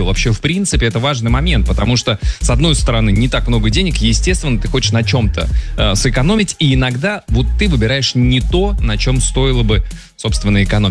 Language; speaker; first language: Russian; native; Russian